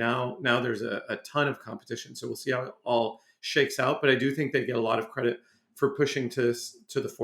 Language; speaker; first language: English; native; English